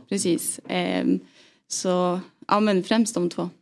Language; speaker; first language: Swedish; native; Swedish